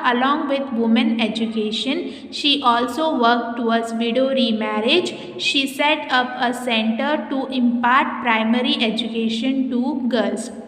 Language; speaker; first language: English; non-native, local second language; Hindi